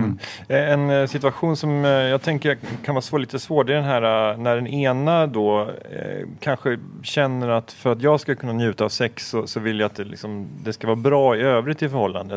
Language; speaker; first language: Swedish; native; Swedish